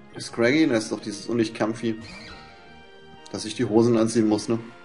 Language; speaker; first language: German; native; German